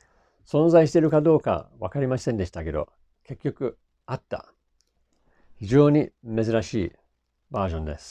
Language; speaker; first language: Japanese; non-native, fluent; English